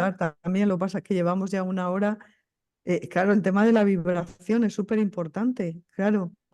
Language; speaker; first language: Spanish; native; Spanish